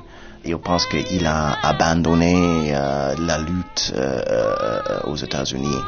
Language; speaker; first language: French; non-native, fluent; English